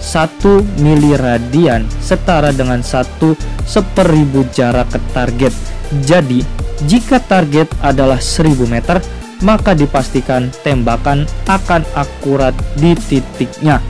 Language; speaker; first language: Indonesian; native; Indonesian